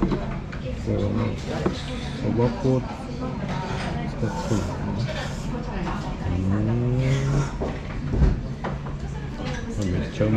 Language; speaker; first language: Japanese; native; Japanese